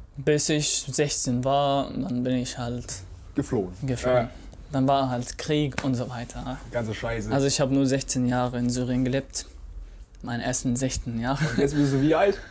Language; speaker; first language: German; non-native, fluent; Arabic